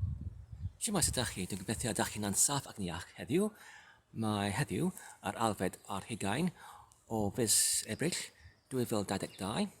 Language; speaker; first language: Welsh; non-native, learner; English